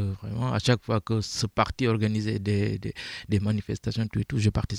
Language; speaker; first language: French; non-native, local second language; Fula